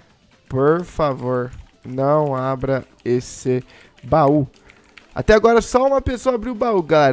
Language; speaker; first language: Portuguese; native; Portuguese